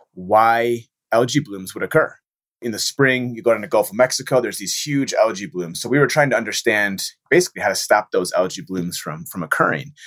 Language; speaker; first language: English; native; English